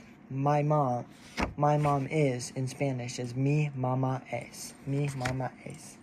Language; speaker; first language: Spanish; non-native, learner; English